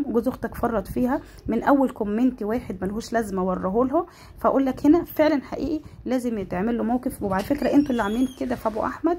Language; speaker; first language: Arabic; native; Arabic